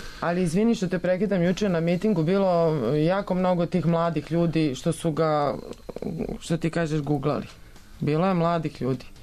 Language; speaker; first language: Serbian; native; Serbian